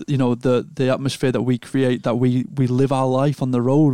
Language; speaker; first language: English; native; English